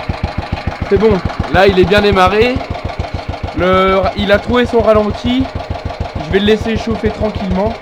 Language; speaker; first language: French; native; French